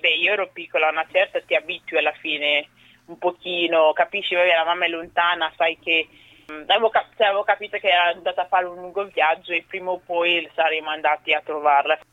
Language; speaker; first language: Italian; early bilingual, other home language; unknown